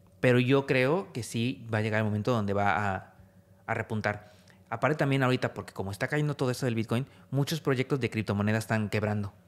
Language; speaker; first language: Spanish; native; Spanish